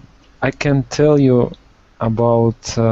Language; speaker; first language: English; non-native, learner; Russian